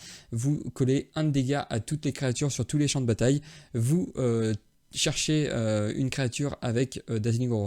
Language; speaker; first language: French; native; French